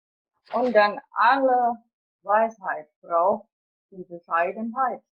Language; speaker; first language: German; non-native, fluent; Indonesian